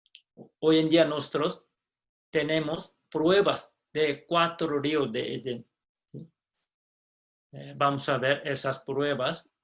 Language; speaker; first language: Spanish; non-native, fluent; Korean